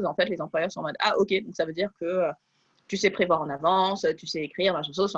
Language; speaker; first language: French; native; French